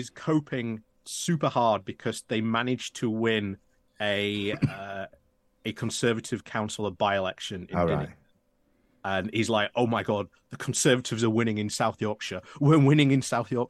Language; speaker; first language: English; native; English